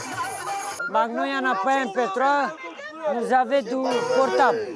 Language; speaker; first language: French; non-native, learner; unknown